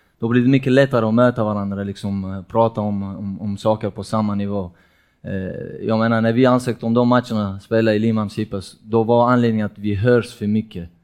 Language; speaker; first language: Swedish; non-native, fluent; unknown